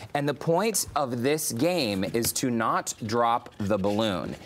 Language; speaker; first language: English; native; English